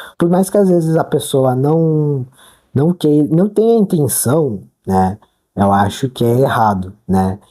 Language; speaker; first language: Portuguese; native; Portuguese